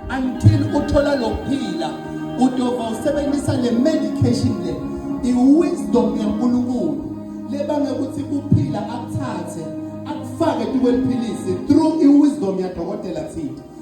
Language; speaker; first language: Zulu; non-native, local second language; Swati